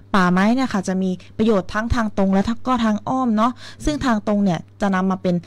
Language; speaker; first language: Thai; native; Thai